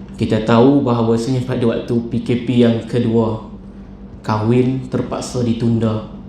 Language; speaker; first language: Malay; native; Malay